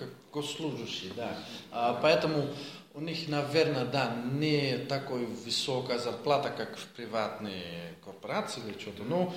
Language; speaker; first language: Russian; non-native, learner; Dutch